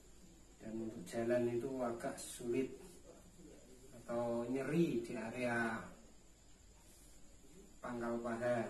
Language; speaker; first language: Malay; non-native, local second language; Javanese